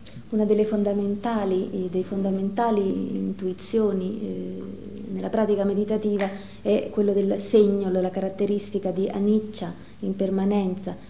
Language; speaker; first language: Italian; native; Italian